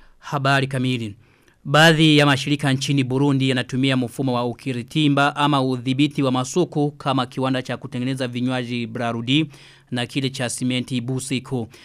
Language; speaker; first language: Swahili; non-native, local second language; Rundi